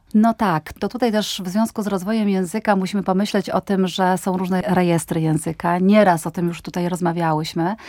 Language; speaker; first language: Polish; native; Polish